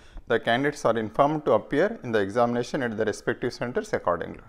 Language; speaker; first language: English; non-native, local second language; Telugu